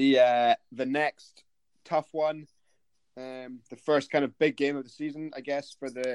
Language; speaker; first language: English; native; English